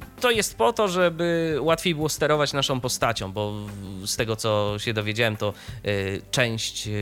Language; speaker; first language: Polish; native; Polish